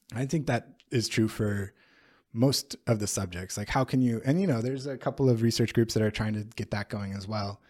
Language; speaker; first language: English; native; English